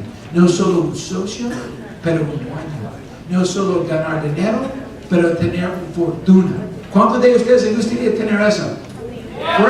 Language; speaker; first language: Spanish; non-native, fluent; English